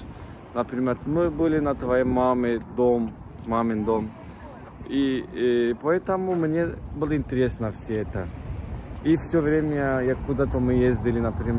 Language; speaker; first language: Russian; non-native, learner; Turkish